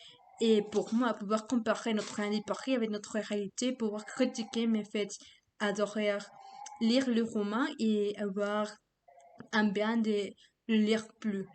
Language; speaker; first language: French; non-native, learner; Spanish